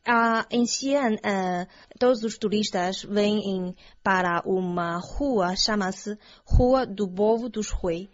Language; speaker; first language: Portuguese; non-native, learner; Chinese